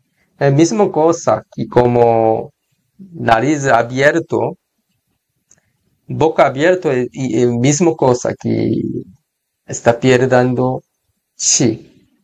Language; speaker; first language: Spanish; non-native, learner; Korean